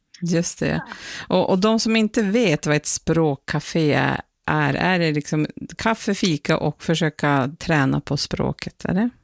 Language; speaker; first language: Swedish; native; Swedish